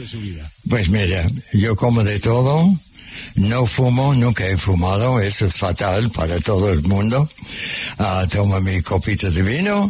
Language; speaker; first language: Spanish; non-native, fluent; English